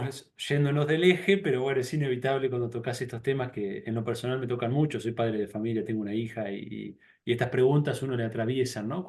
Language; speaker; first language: Spanish; native; Spanish